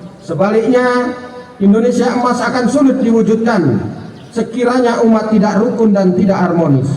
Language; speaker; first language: Indonesian; native; Indonesian